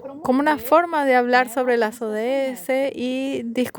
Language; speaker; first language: Spanish; non-native, fluent; Portuguese